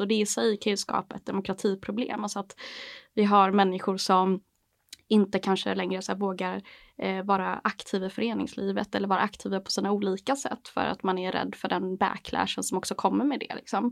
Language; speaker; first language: Swedish; native; Swedish